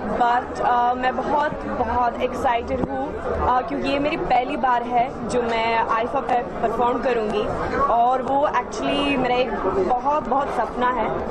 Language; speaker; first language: Hindi; early bilingual, heritage; Hindi